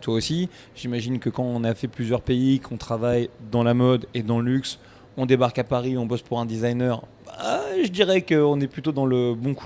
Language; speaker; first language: French; native; French